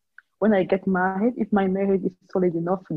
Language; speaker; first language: English; non-native, local second language; French